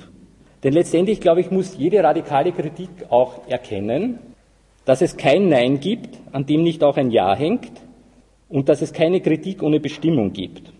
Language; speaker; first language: German; native; German